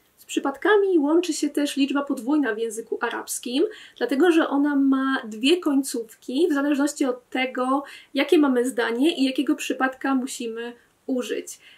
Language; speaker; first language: Polish; native; Polish